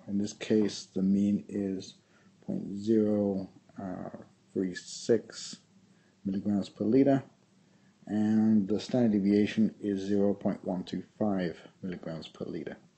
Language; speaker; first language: English; native; English